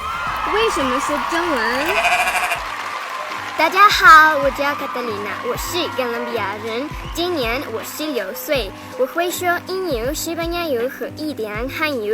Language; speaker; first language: Chinese; non-native, learner; Spanish